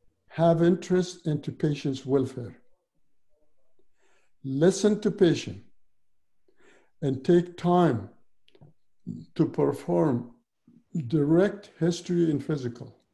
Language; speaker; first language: English; non-native, fluent; Persian